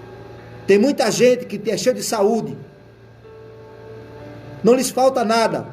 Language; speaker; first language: Portuguese; native; Portuguese